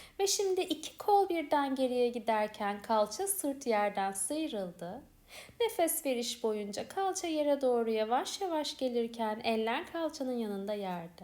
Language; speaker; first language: Turkish; native; Turkish